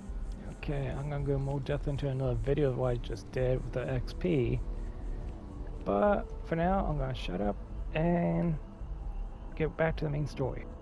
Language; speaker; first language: English; native; English